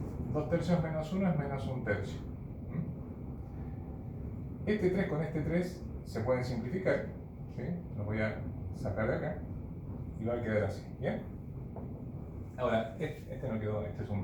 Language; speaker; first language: Spanish; native; Spanish